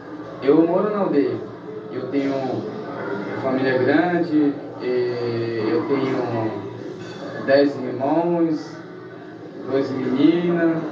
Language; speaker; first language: Portuguese; non-native, local second language; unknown